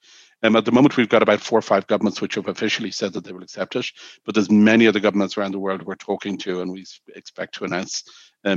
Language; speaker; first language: English; native; English